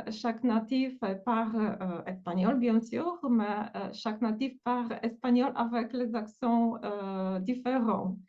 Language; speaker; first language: French; non-native, fluent; Polish